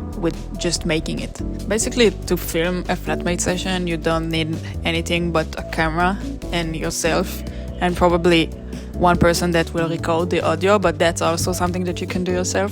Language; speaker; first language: English; non-native, fluent; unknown